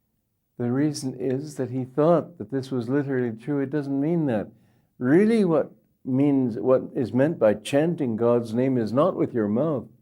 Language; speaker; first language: English; native; English